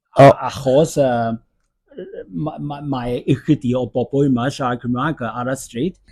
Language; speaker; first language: Welsh; non-native, learner; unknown